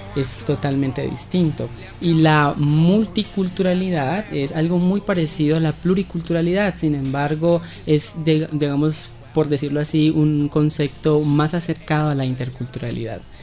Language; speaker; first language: Spanish; native; Spanish